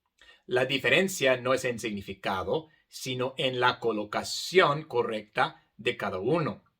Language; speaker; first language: Spanish; non-native, fluent; English